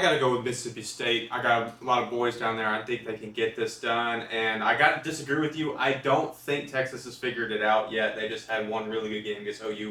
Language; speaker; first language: English; native; English